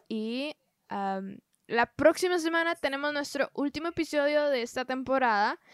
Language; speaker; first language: Spanish; native; Spanish